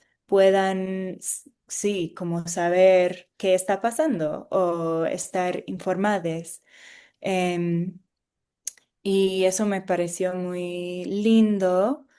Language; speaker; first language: Spanish; non-native, fluent; English